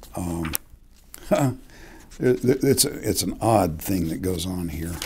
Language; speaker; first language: English; native; English